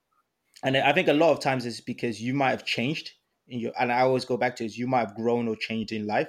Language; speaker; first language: English; non-native, local second language; Yoruba